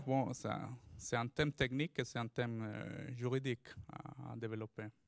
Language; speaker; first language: French; non-native, fluent; Spanish